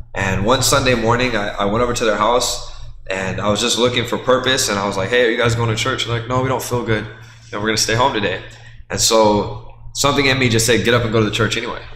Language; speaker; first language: English; native; English